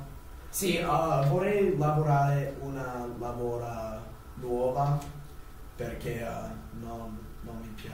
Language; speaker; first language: Italian; non-native, learner; English